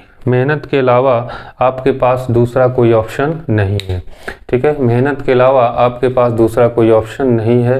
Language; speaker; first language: Hindi; native; Hindi